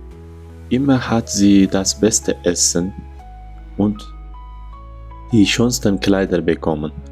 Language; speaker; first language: German; non-native, learner; Uzbek